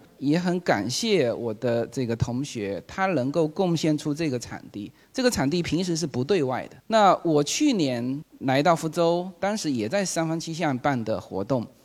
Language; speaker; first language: Chinese; native; Chinese